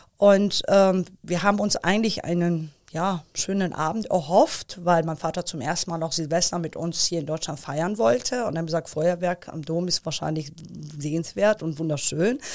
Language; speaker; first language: German; early bilingual, other home language; Persian